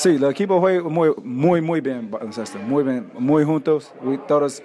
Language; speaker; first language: Spanish; non-native, learner; English